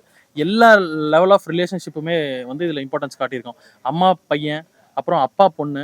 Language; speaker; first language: Tamil; native; Tamil